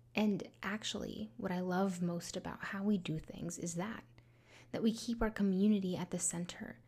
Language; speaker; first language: English; early bilingual, other home language; Spanish